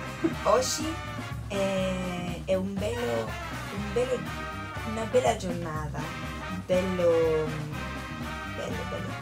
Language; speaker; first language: Italian; non-native, learner; Spanish